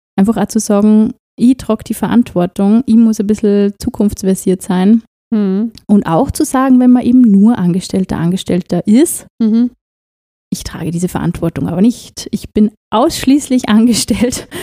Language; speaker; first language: German; native; German